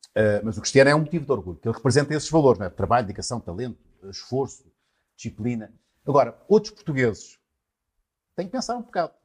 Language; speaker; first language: Portuguese; native; Portuguese